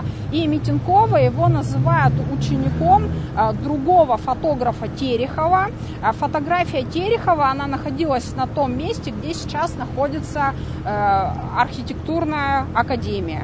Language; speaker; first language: Russian; native; Russian